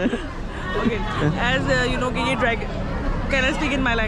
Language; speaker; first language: English; non-native, fluent; Urdu